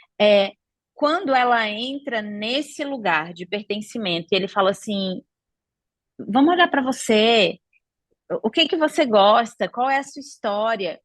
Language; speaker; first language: Portuguese; native; Portuguese